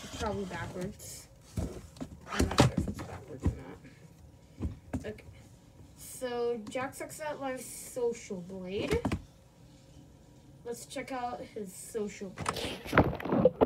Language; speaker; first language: English; native; English